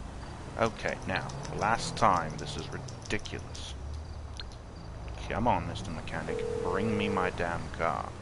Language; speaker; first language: English; native; English